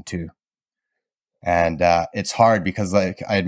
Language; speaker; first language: English; native; English